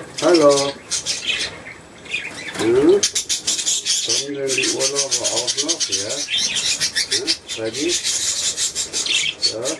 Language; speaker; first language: German; native; German